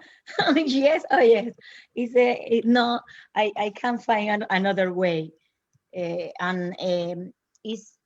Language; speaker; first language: English; non-native, learner; Spanish